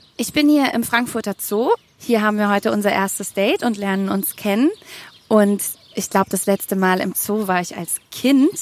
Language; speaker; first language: German; early bilingual, other home language; Arabic